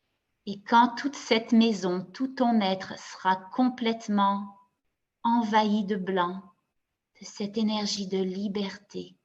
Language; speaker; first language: French; native; French